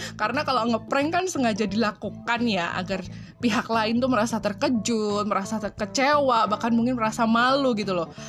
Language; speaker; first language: Indonesian; native; Indonesian